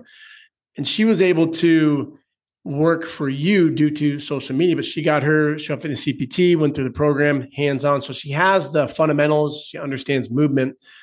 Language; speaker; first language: English; native; English